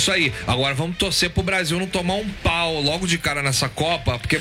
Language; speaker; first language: Portuguese; native; Portuguese